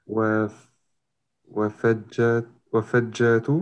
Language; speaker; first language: Arabic; non-native, learner; French